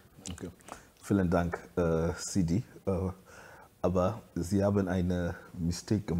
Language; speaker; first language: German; non-native, learner; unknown